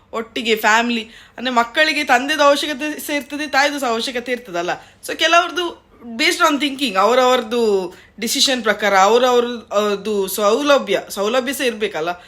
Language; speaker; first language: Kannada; native; Kannada